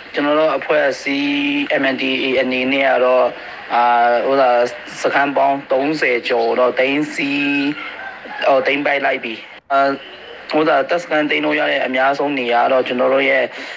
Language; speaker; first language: Burmese; non-native, local second language; Chinese